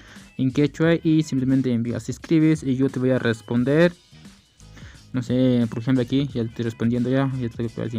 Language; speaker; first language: Spanish; non-native, local second language; Quechua